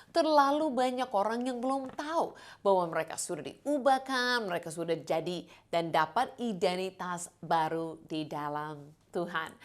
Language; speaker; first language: Indonesian; non-native, fluent; English